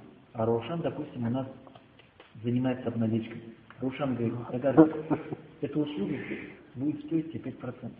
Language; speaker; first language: Russian; native; Russian